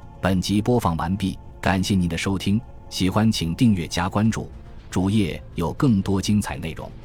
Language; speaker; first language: Chinese; native; Chinese